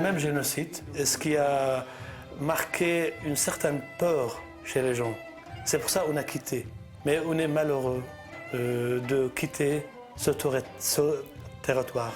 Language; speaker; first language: French; non-native, fluent; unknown